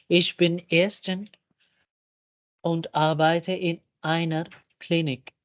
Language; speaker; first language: German; non-native, fluent; Urdu